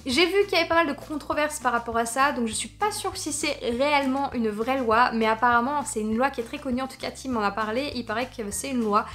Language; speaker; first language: French; native; French